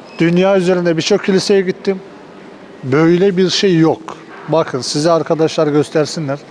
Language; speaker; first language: Turkish; native; Turkish